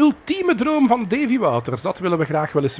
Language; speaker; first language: Dutch; native; Dutch